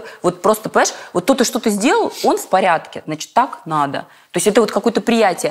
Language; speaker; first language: Russian; native; Russian